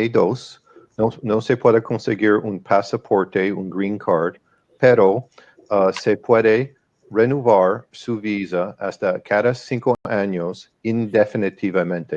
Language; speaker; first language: Spanish; non-native, fluent; English